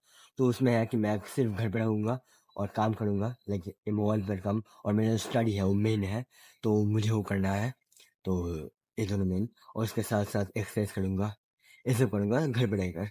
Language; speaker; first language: Hindi; non-native, local second language; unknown